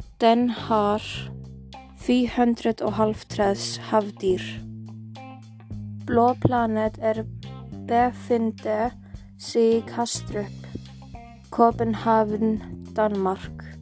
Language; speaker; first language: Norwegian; non-native, learner; Icelandic